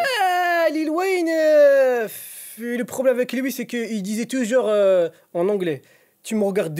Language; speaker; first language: French; native; French